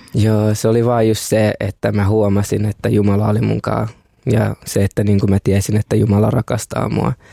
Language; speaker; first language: Finnish; early bilingual, other home language; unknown